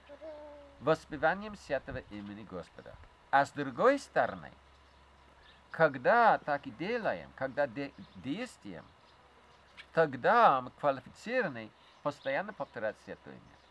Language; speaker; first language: Russian; non-native, fluent; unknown